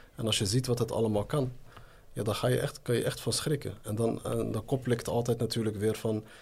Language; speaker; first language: Dutch; early bilingual, other home language; Arabic